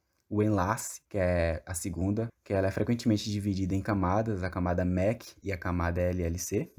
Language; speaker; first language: Portuguese; native; Portuguese